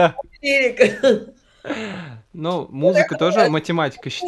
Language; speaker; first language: Russian; native; Russian